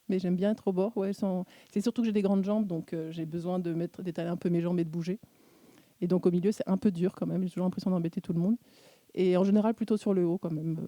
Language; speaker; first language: French; native; French